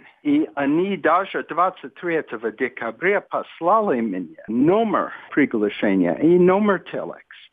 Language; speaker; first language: Russian; non-native, fluent; English